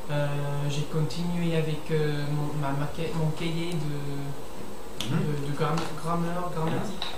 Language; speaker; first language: French; non-native, learner; English